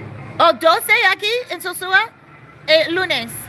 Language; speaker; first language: Spanish; non-native, learner; English